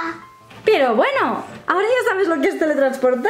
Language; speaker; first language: Spanish; native; Spanish